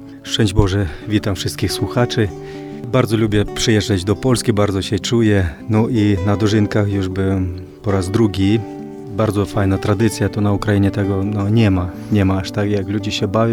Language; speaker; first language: Polish; non-native, fluent; Ukrainian